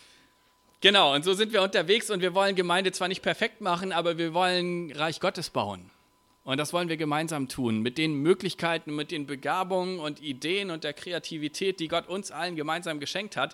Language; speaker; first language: German; native; German